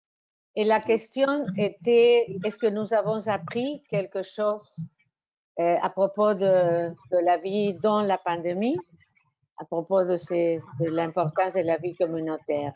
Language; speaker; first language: French; non-native, fluent; Spanish